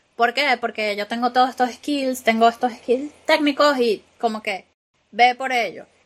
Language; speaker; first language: Spanish; native; Spanish